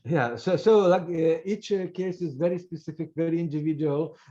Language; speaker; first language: English; non-native, fluent; Russian